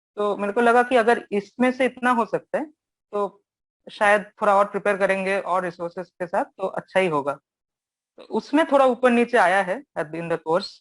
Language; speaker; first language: Hindi; non-native, local second language; Bangla